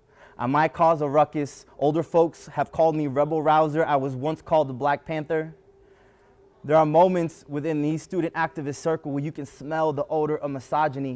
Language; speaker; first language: English; early bilingual, other home language; Spanish